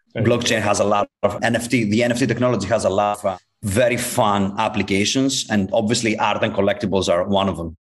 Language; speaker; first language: English; non-native, fluent; Greek